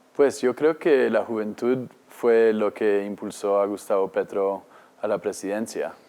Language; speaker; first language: Spanish; non-native, fluent; English